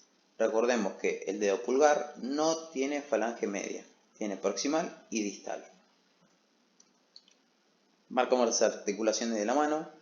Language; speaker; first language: Spanish; native; Spanish